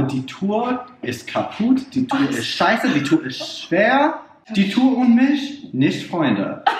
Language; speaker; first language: German; non-native, learner; English